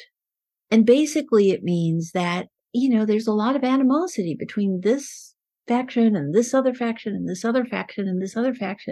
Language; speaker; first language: English; non-native, fluent; Spanish